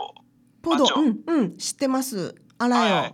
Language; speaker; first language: Japanese; native; Japanese